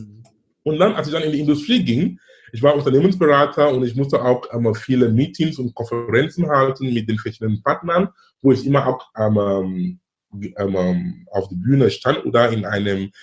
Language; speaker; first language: German; non-native, fluent; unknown